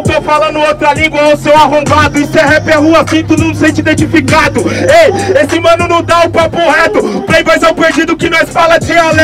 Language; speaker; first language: Portuguese; native; Portuguese